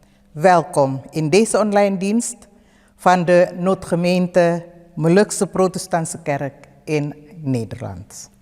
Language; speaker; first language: Dutch; early bilingual, other home language; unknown